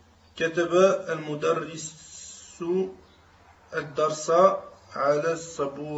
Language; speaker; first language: Arabic; non-native, learner; French